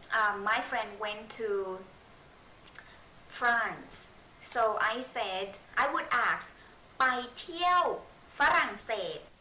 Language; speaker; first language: English; non-native, fluent; Thai